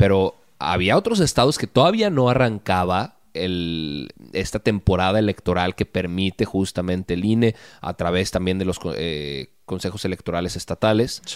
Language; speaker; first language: Spanish; native; Spanish